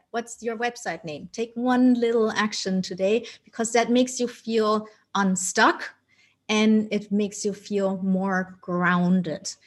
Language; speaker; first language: English; non-native, fluent; German